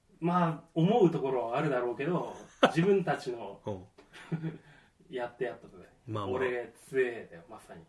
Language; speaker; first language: Japanese; native; Japanese